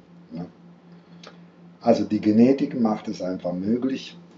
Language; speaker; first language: German; non-native, fluent; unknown